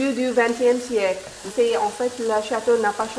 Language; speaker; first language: French; non-native, fluent; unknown